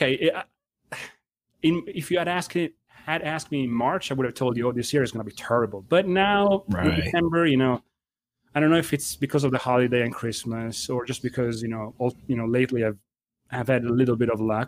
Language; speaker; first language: English; non-native, fluent; Italian